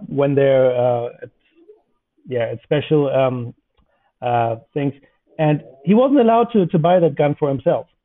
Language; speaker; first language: English; non-native, fluent; German